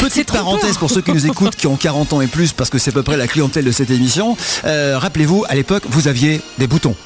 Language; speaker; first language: French; native; French